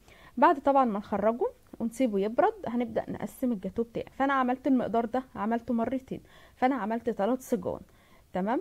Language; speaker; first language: Arabic; native; Arabic